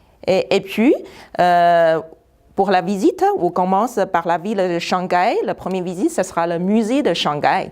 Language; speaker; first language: French; non-native, fluent; Chinese